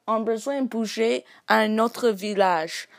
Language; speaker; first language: French; non-native, learner; English